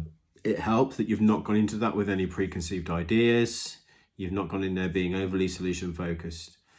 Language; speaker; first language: English; native; English